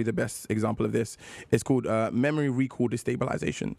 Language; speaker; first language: English; native; English